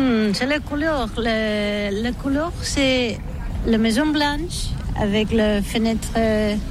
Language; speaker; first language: French; non-native, learner; Catalan